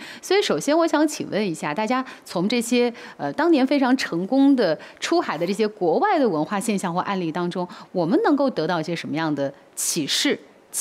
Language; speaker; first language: Chinese; native; Chinese